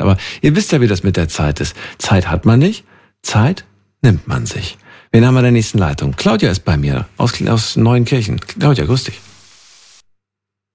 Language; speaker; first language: German; native; German